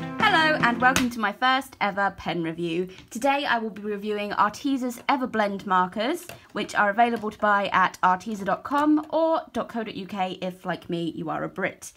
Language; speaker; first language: English; native; English